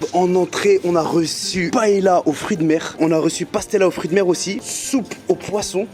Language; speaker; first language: French; early bilingual, other home language; Riffian